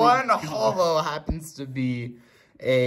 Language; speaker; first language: English; native; English